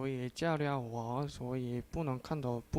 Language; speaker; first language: Chinese; non-native, learner; Korean